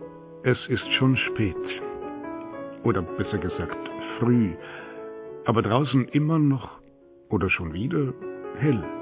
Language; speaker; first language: German; native; German